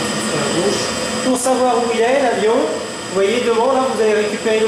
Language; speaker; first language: French; native; French